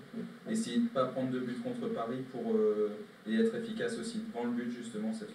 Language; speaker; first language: French; native; French